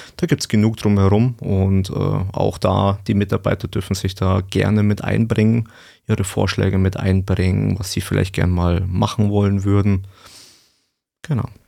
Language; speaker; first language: German; native; German